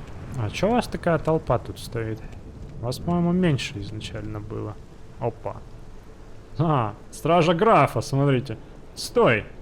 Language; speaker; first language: Russian; native; Russian